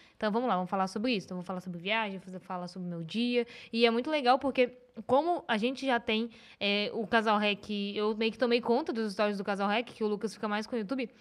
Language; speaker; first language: Portuguese; native; Portuguese